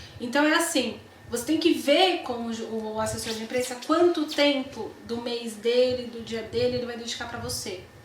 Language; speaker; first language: Portuguese; native; Portuguese